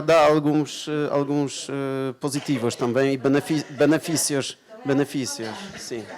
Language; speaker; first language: Portuguese; non-native, fluent; Polish